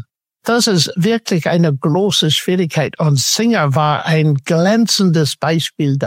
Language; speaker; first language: German; non-native, fluent; English